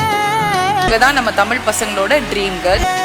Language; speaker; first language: Tamil; native; Tamil